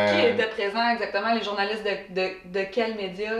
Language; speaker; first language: French; native; French